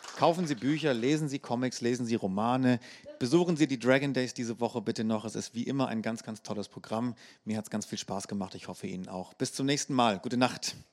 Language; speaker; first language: German; native; German